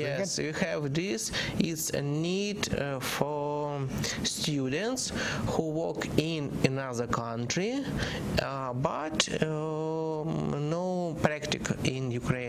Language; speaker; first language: English; non-native, learner; Ukrainian